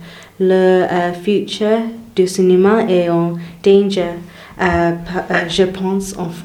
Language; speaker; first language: French; non-native, learner; English